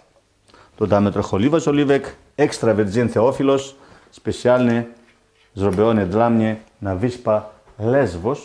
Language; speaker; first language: Polish; non-native, fluent; Greek